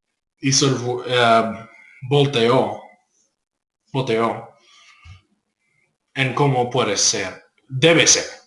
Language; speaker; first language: Spanish; non-native, learner; English